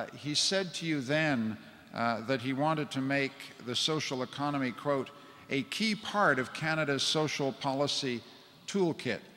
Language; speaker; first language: English; native; English